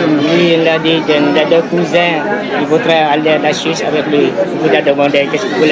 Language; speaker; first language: French; non-native, fluent; Vietnamese